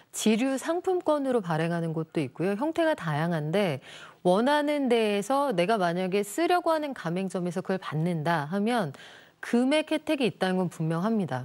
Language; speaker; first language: Korean; native; Korean